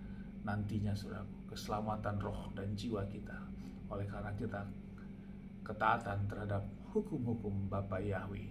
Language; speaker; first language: Indonesian; native; Indonesian